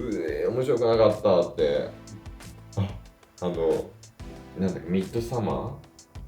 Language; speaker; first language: Japanese; native; Japanese